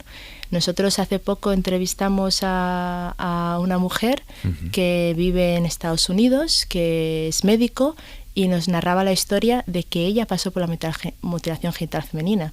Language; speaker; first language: Spanish; early bilingual, other home language; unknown